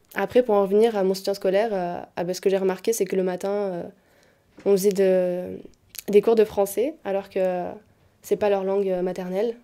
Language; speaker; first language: French; native; French